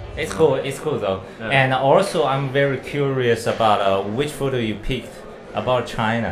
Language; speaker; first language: English; non-native, learner; Chinese